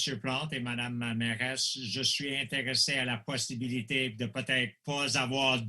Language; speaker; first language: French; non-native, local second language; English